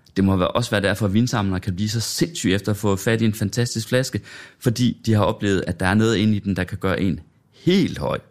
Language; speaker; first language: Danish; native; Danish